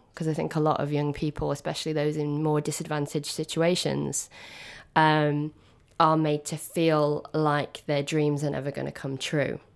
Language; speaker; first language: English; native; English